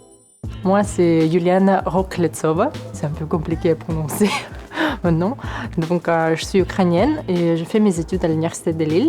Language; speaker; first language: French; non-native, fluent; Ukrainian